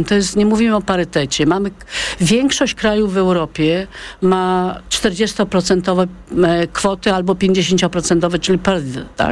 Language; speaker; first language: Polish; native; Polish